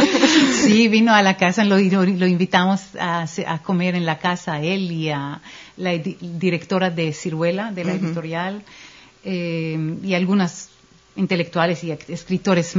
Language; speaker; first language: Spanish; non-native, fluent; Hebrew